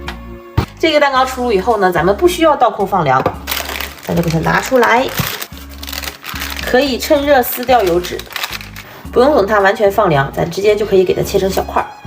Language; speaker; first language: Chinese; native; Chinese